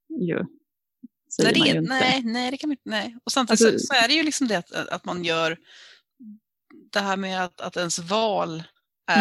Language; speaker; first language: Swedish; native; Swedish